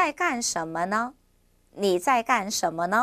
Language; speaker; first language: Chinese; non-native, fluent; Korean